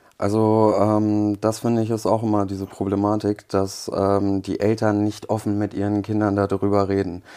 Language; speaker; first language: German; early bilingual, other home language; Polish